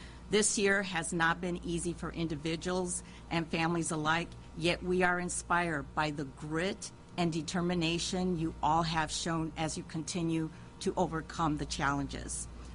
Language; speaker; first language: English; early bilingual, other home language; Spanish